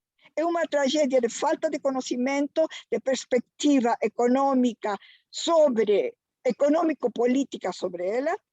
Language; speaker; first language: Portuguese; non-native, fluent; Spanish